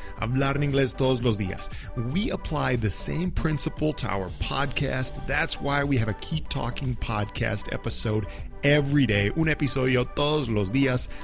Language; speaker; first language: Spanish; non-native, fluent; English